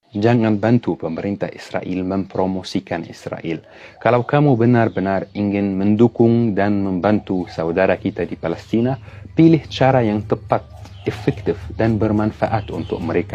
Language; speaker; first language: Indonesian; non-native, fluent; Arabic